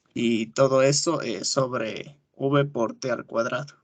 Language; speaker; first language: Spanish; native; Spanish